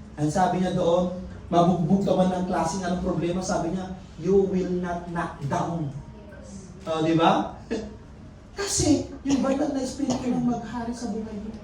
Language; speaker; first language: Filipino; non-native, local second language; Iloko